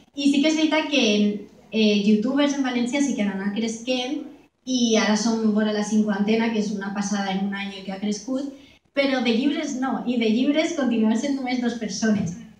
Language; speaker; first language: Catalan; non-native, local second language; Spanish